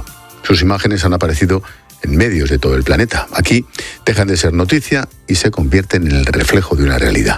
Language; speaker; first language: Spanish; native; Spanish